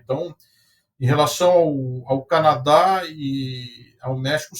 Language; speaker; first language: Portuguese; native; Portuguese